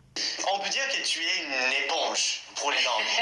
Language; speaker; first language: French; non-native, fluent; English